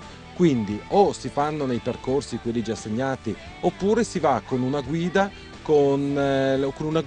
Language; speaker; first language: Italian; native; Italian